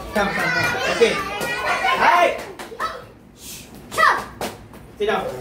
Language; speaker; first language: English; non-native, local second language; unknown